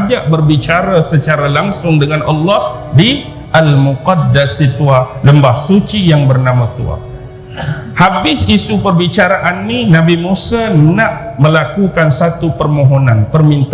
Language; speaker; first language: Malay; native; Malay